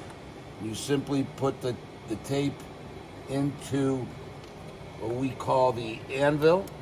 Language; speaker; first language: English; native; English